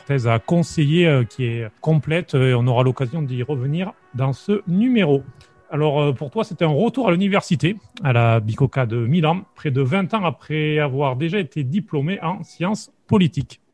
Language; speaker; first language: French; native; French